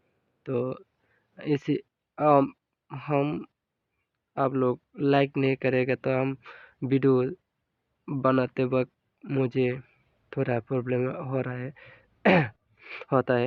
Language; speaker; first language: Hindi; non-native, local second language; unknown